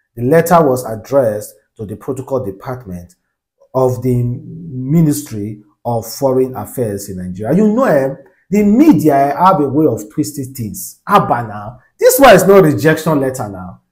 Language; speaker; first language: English; non-native, local second language; Yoruba